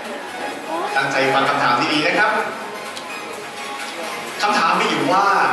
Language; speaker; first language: Thai; native; Thai